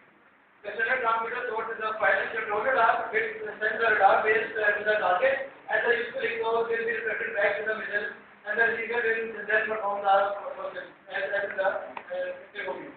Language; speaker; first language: English; non-native, learner; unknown